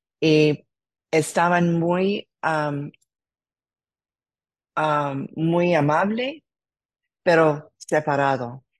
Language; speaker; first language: Spanish; non-native, learner; English